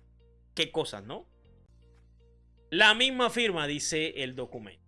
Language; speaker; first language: Spanish; native; Spanish